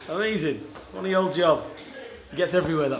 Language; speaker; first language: English; native; English